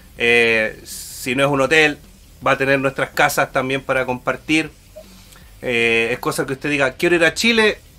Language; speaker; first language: Spanish; native; Spanish